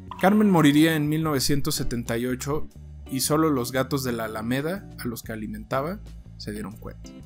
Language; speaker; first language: Spanish; native; Spanish